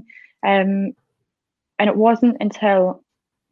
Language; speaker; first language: English; native; English